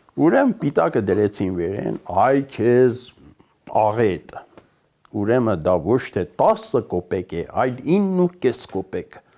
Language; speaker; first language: Armenian; early bilingual, heritage; Armenian